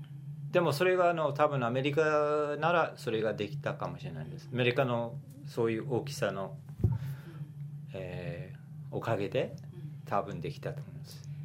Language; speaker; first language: Japanese; non-native, fluent; English